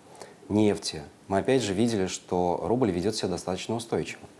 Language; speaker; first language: Russian; native; Russian